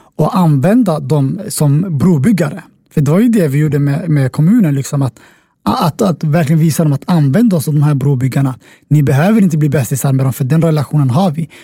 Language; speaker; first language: Swedish; early bilingual, other home language; Somali